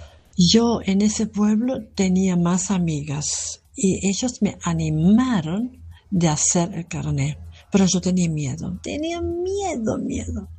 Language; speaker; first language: Spanish; non-native, fluent; German